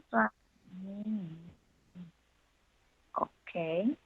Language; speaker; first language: English; non-native, learner; Chinese